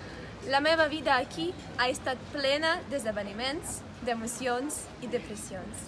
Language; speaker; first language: Catalan; non-native, learner; Russian